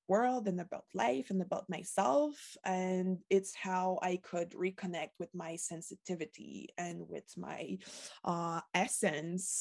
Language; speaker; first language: English; non-native, fluent; French